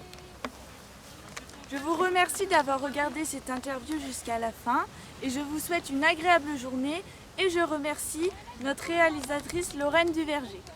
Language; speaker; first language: French; native; French